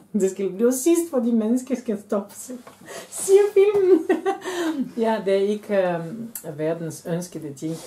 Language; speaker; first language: Danish; non-native, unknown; Bulgarian